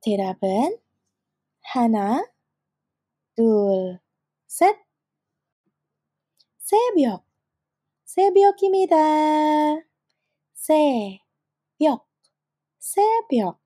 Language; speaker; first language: Korean; non-native, fluent; Indonesian